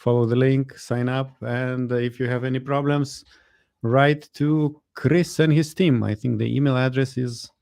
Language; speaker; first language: English; non-native, fluent; Lithuanian